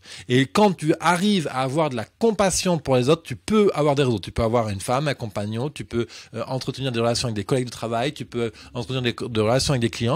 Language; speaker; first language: French; native; French